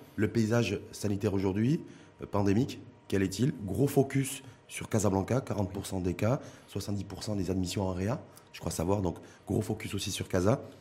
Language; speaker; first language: French; non-native, local second language; Arabic